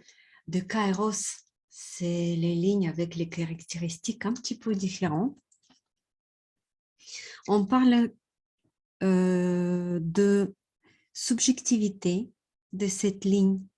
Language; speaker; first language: French; non-native, fluent; Russian